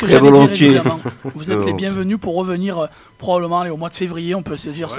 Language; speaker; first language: French; native; French